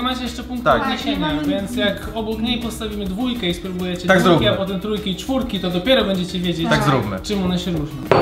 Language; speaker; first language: Polish; native; Polish